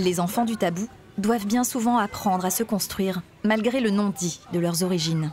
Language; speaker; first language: French; native; French